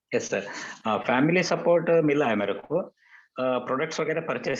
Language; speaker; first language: Hindi; non-native, local second language; Kannada